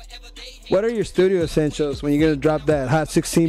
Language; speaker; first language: English; native; English